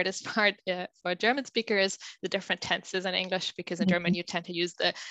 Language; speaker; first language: English; non-native, fluent; German